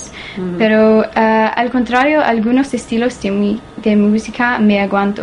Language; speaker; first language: Spanish; non-native, learner; English